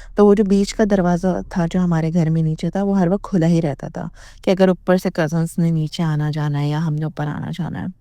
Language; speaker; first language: Urdu; native; Urdu